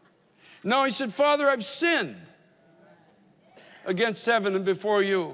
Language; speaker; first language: English; native; English